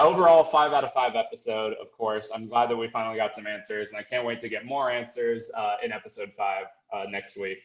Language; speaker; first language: English; native; English